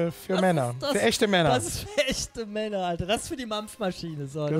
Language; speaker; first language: German; native; German